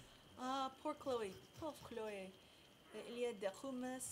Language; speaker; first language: French; non-native, learner; English